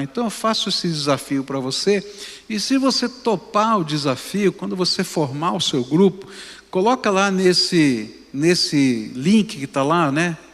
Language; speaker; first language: Portuguese; native; Portuguese